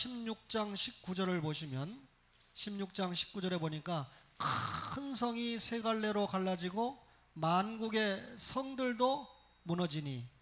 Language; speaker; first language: Korean; native; Korean